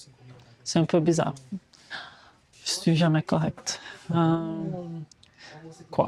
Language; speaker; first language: French; non-native, fluent; Portuguese